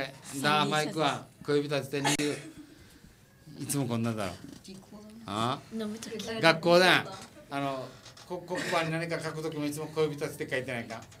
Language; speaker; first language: Japanese; native; Japanese